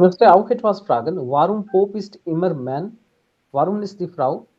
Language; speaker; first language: German; non-native, fluent; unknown